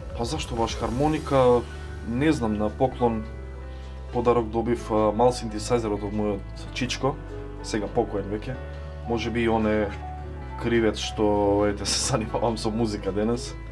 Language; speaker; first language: Macedonian; native; Macedonian